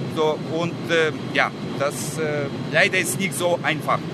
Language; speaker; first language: German; non-native, fluent; Russian